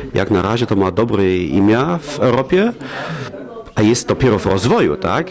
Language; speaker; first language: Polish; non-native, fluent; German